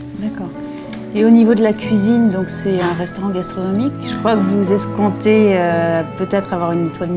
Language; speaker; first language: French; native; French